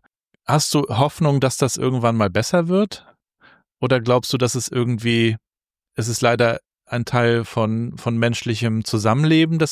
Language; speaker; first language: German; native; German